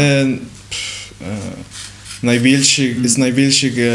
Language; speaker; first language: Ukrainian; non-native, learner; Spanish